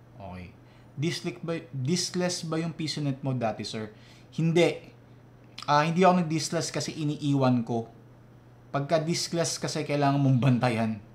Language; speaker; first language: Filipino; non-native, local second language; Cebuano